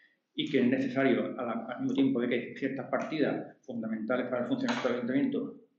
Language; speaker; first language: Spanish; native; Spanish